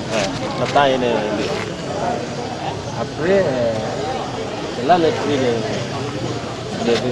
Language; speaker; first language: French; non-native, learner; Indonesian